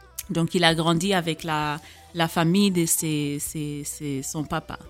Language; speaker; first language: French; non-native, fluent; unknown